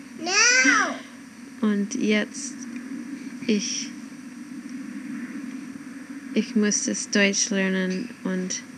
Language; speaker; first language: German; non-native, learner; English